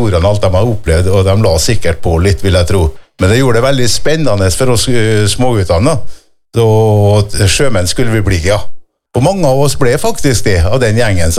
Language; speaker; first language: Norwegian; native; Norwegian